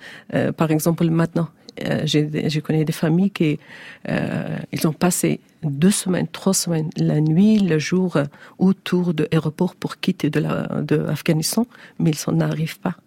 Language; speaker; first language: French; non-native, learner; Persian